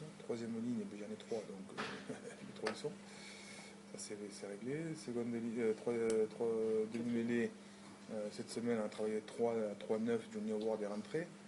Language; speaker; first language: French; native; French